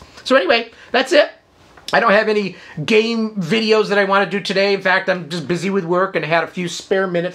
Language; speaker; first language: English; native; English